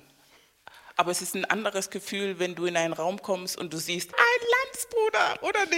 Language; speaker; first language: German; non-native, fluent; Spanish